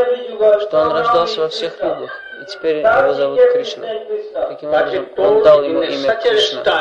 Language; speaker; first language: Russian; non-native, fluent; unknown